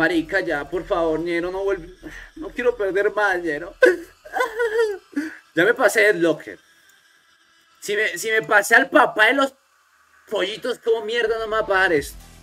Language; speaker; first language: Spanish; native; Spanish